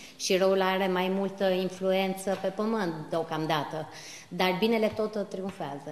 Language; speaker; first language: Romanian; non-native, fluent; Albanian